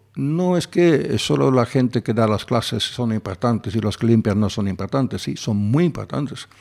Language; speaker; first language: Spanish; non-native, fluent; Dutch